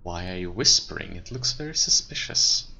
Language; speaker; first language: English; non-native, fluent; German